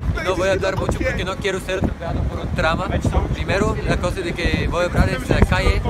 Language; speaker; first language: Spanish; non-native, learner; Bulgarian